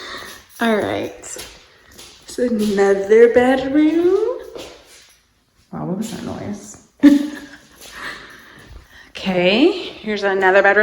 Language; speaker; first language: English; native; English